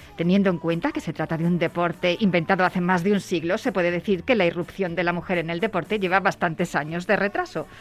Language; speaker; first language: Spanish; native; Spanish